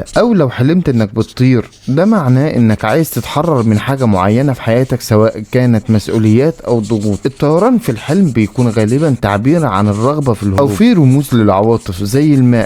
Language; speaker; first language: Arabic; native; Arabic